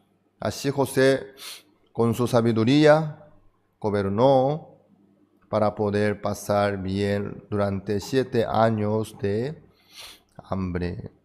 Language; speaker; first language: Spanish; non-native, fluent; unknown